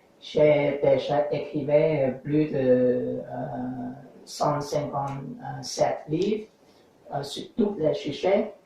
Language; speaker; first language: French; non-native, learner; English